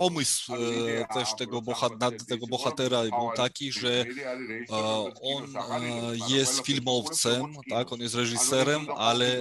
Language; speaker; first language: Polish; non-native, fluent; Georgian